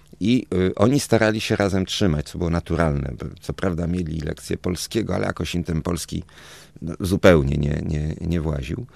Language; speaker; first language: Polish; early bilingual, other home language; Spanish